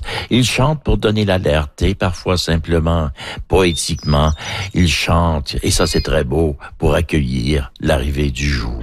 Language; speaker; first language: French; native; French